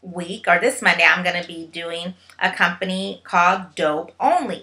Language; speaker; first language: English; native; English